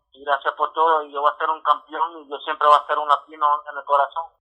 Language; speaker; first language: Spanish; early bilingual, other home language; English